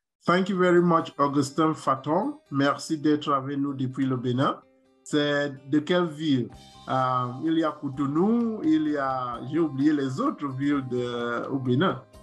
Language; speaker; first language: French; non-native, fluent; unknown